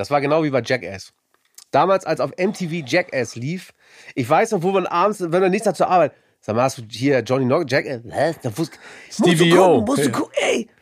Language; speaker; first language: German; native; German